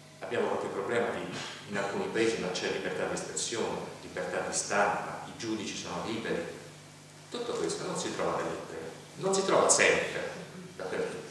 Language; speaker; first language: Italian; native; Italian